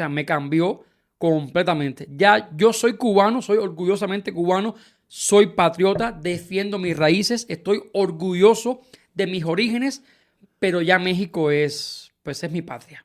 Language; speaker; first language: Spanish; native; Spanish